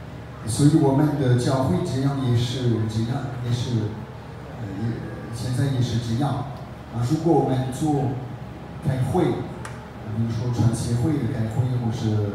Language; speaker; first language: Chinese; non-native, fluent; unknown